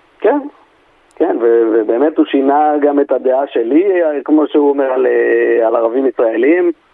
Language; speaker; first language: Hebrew; native; Hebrew